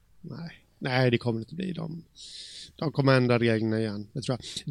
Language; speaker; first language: Swedish; native; Swedish